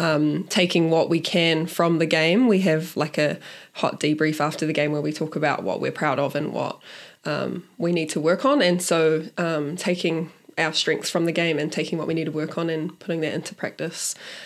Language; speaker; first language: English; native; English